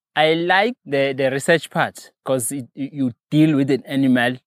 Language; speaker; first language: English; non-native, local second language; Zulu